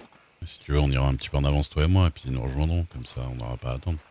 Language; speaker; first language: French; native; French